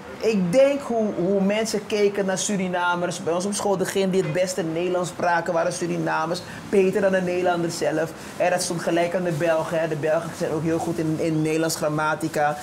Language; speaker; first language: Dutch; early bilingual, other home language; Papiamento